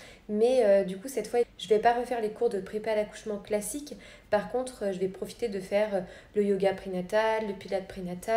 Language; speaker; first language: French; native; French